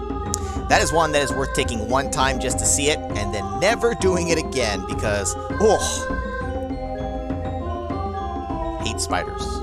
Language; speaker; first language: English; native; English